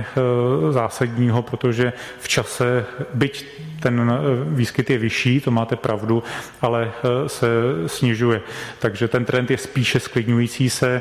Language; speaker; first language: Czech; native; Czech